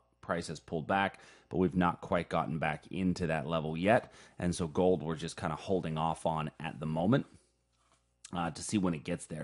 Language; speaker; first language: English; native; English